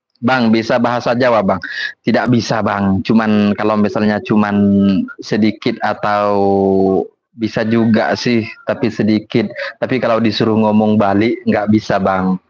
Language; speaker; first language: Indonesian; non-native, local second language; Madurese